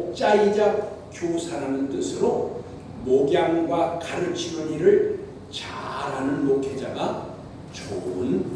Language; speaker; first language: Korean; native; Korean